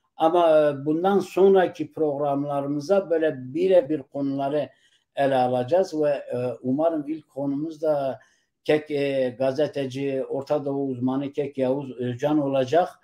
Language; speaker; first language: Turkish; non-native, local second language; Kurdish